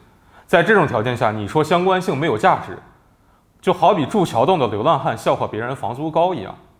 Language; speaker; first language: Chinese; native; Chinese